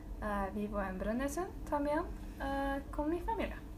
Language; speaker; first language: Spanish; non-native, learner; Norwegian